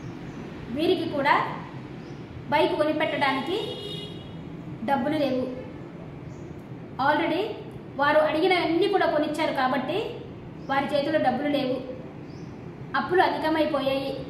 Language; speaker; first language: Telugu; native; Telugu